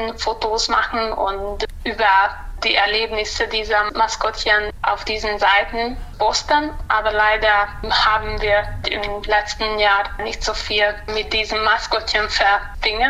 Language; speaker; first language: German; non-native, local second language; Hungarian